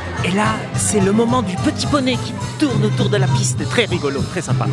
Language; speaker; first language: French; native; French